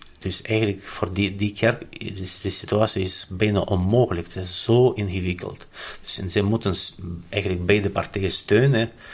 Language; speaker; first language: Dutch; non-native, fluent; Ukrainian